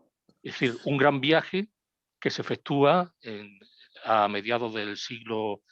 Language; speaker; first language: Spanish; native; Spanish